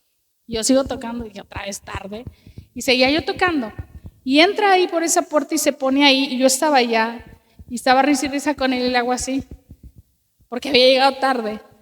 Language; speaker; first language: Spanish; native; Spanish